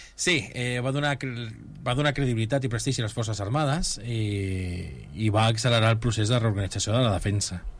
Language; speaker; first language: Catalan; non-native, local second language; Spanish